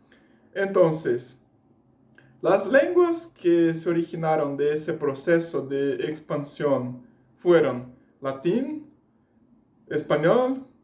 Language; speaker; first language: Spanish; non-native, fluent; Portuguese